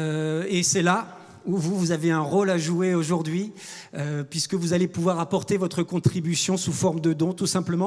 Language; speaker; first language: French; native; French